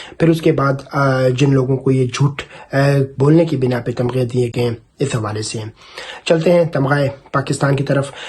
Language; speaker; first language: Urdu; non-native, local second language; Punjabi